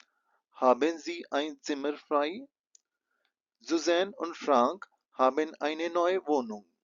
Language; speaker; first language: German; non-native, fluent; Hindi